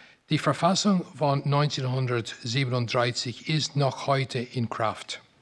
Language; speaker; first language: German; non-native, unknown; English